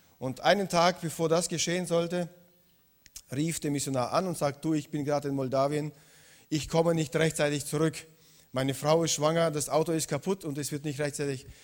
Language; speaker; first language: German; non-native, fluent; Russian